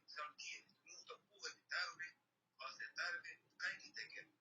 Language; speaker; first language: Finnish; non-native, learner; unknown